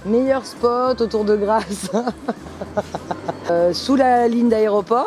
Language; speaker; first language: French; native; French